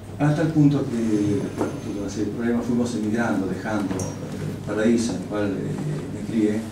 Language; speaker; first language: Spanish; non-native, local second language; Russian